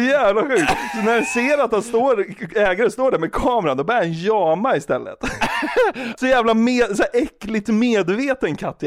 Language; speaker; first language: Swedish; native; Swedish